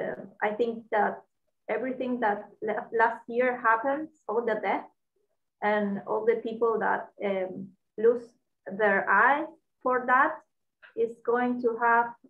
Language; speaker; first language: English; non-native, learner; Spanish